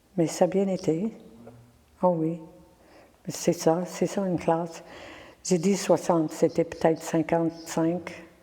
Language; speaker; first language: French; non-native, local second language; English